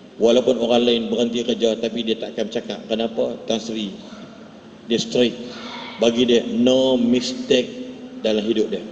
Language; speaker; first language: Malay; native; Malay